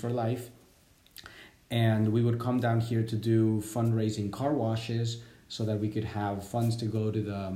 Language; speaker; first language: English; native; English